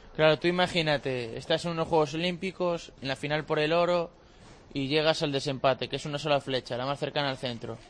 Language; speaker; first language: Spanish; native; Spanish